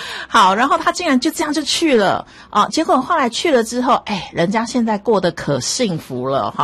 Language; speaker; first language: Chinese; native; Chinese